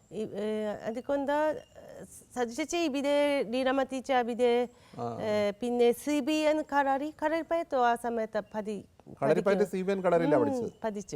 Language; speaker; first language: Malayalam; non-native, learner; Japanese